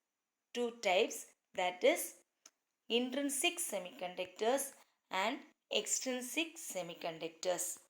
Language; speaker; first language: English; non-native, local second language; Tamil